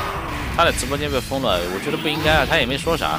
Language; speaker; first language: Chinese; native; Chinese